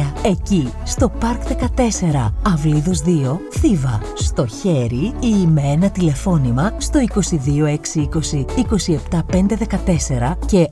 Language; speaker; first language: Greek; native; Greek